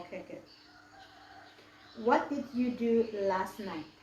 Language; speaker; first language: English; non-native, learner; Indonesian